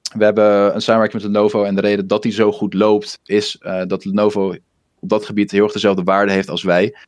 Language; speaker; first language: Dutch; early bilingual, other home language; Russian